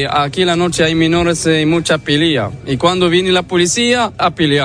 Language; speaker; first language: Spanish; non-native, learner; Arabic